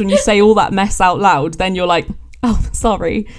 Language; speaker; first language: English; native; English